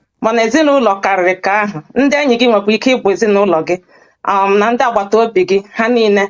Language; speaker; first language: Igbo; early bilingual, heritage; Igbo